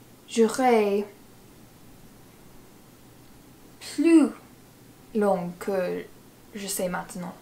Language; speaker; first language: French; non-native, learner; English